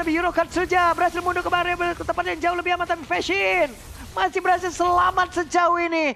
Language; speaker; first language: Indonesian; native; Indonesian